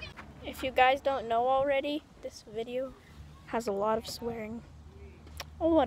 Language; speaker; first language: English; native; English